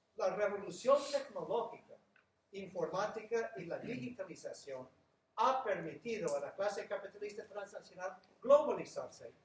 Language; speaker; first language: Spanish; non-native, fluent; English